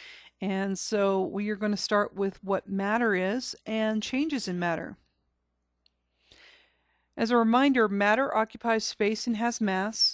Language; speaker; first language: English; native; English